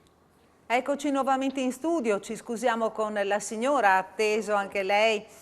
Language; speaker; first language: Italian; native; Italian